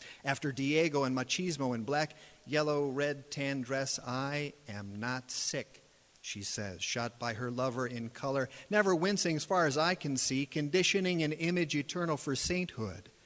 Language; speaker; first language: English; native; English